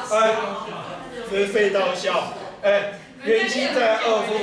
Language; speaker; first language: Chinese; native; Chinese